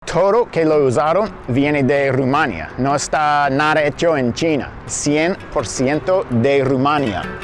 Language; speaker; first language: Spanish; non-native, fluent; English